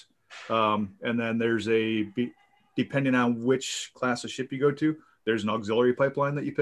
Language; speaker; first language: English; native; English